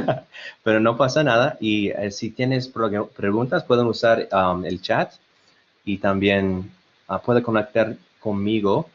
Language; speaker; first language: Spanish; non-native, learner; English